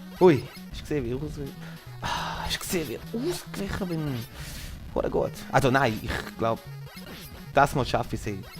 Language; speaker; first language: German; native; German